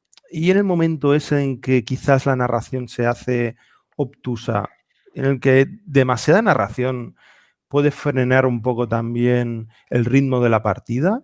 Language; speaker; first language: Spanish; native; Spanish